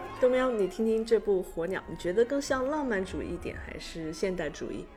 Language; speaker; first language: Chinese; native; Chinese